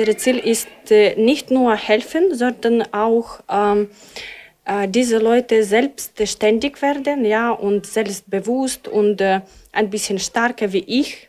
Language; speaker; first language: German; non-native, learner; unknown